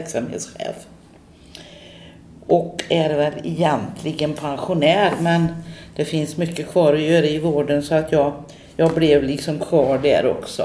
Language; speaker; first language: Swedish; native; Swedish